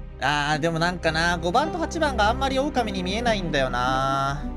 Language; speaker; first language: Japanese; native; Japanese